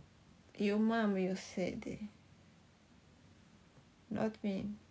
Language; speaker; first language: English; non-native, learner; Portuguese